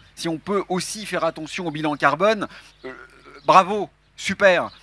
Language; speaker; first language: French; native; French